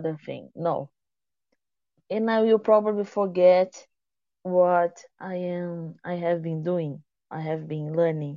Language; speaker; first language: English; non-native, fluent; Portuguese